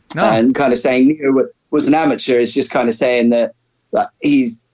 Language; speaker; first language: English; native; English